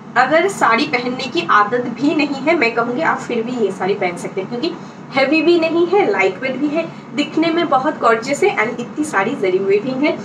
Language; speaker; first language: Hindi; non-native, local second language; Bangla